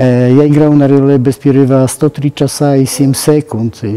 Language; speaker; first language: Russian; non-native, fluent; Polish